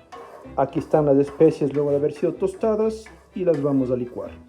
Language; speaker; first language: Spanish; native; Spanish